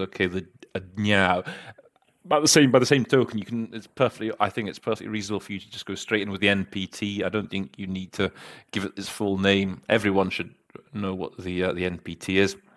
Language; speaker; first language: English; native; English